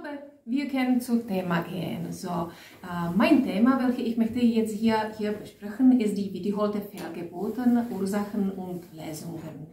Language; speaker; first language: German; non-native, fluent; Czech